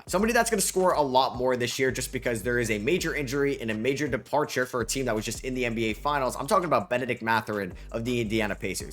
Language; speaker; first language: English; native; English